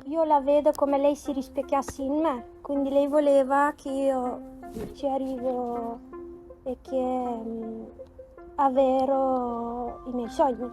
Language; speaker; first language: Italian; non-native, fluent; Macedonian